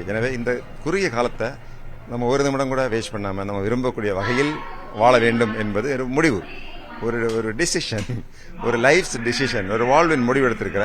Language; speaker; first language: Tamil; native; Tamil